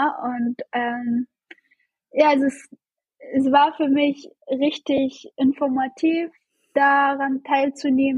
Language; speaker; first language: German; non-native, fluent; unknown